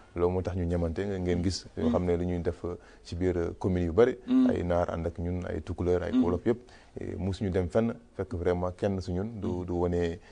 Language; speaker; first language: Wolof; non-native, local second language; Fula